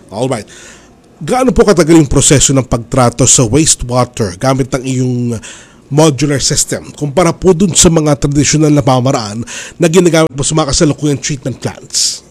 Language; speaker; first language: Filipino; native; Filipino